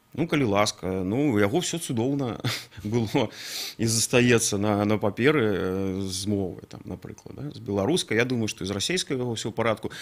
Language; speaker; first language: Belarusian; non-native, local second language; Russian